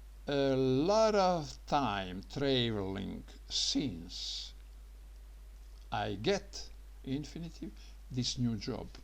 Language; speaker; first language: English; non-native, learner; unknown